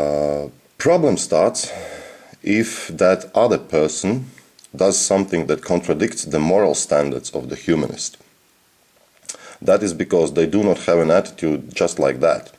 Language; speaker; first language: English; non-native, fluent; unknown